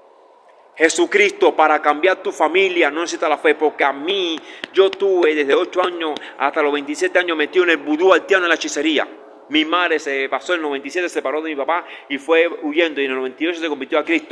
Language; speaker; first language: Spanish; native; Spanish